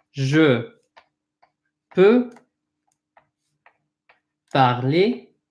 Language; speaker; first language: French; non-native, fluent; English